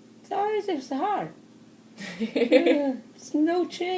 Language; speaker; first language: English; non-native, learner; Portuguese